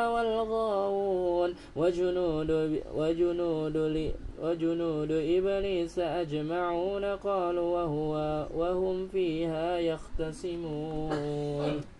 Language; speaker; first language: Arabic; non-native, learner; Indonesian